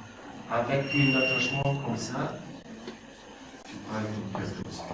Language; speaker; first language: French; non-native, learner; German